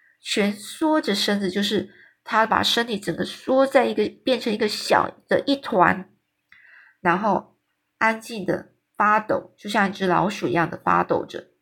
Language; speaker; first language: Chinese; native; Chinese